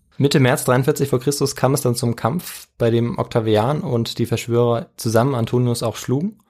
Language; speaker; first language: German; native; German